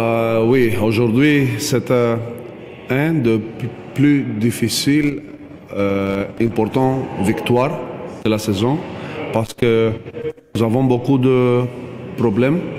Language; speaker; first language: French; non-native, fluent; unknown